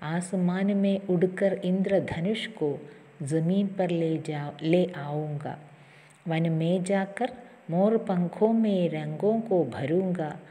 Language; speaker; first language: Hindi; non-native, local second language; Malayalam